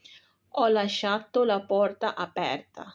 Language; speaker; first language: Italian; non-native, fluent; Urdu